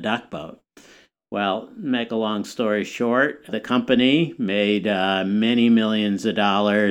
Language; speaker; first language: English; native; English